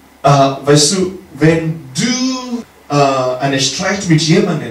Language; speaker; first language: German; non-native, learner; English